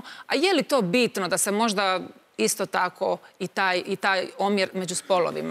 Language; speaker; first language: Croatian; native; Croatian